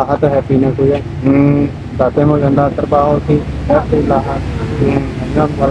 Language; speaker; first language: Filipino; non-native, learner; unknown